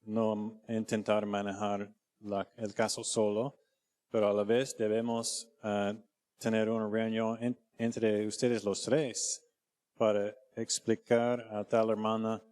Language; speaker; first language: Spanish; non-native, fluent; English